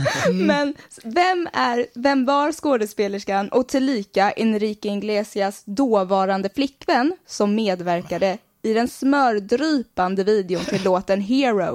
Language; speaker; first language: Swedish; native; Swedish